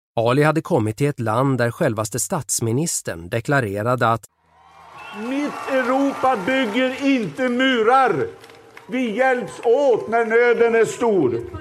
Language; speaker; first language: Swedish; native; Swedish